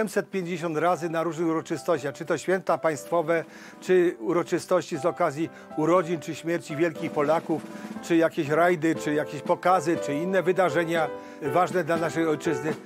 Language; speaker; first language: Polish; native; Polish